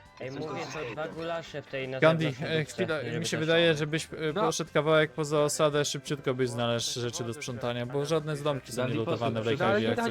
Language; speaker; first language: Polish; native; Polish